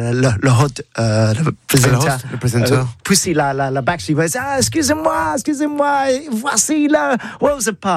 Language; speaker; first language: French; non-native, learner; English